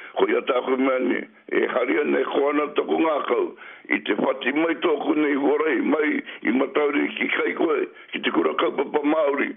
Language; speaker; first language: Māori; native; Māori